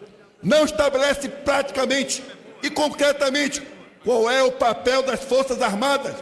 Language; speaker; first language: Portuguese; native; Portuguese